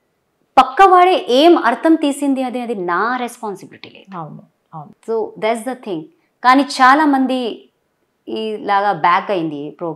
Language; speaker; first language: Telugu; non-native, local second language; Hindi